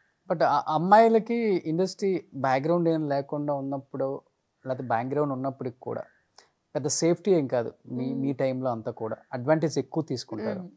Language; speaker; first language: Telugu; native; Telugu